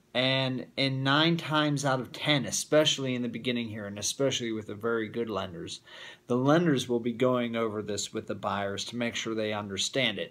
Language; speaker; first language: English; native; English